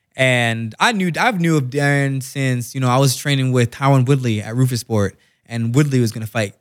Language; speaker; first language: English; native; English